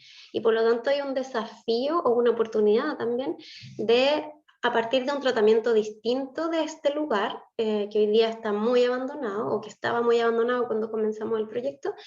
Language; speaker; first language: Spanish; native; Spanish